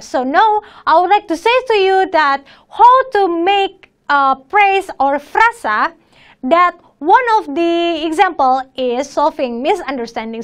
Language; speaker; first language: English; non-native, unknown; Indonesian